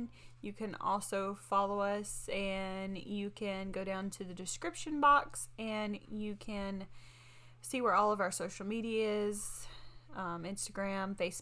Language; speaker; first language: English; native; English